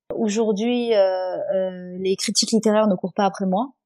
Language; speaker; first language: French; non-native, local second language; Arabic